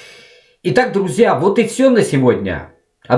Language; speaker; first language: Russian; non-native, local second language; Tajik